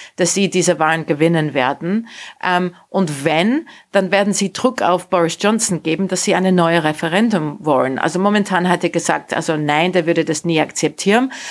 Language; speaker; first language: German; non-native, fluent; English